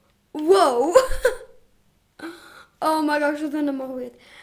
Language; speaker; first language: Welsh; non-native, local second language; English